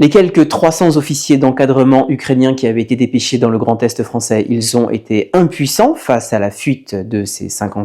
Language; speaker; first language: French; native; French